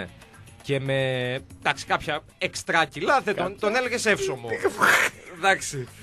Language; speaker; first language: Greek; native; Greek